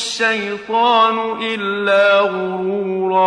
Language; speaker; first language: Arabic; native; Arabic